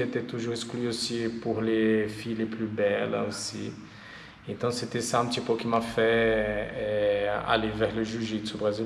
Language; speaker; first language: French; non-native, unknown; Portuguese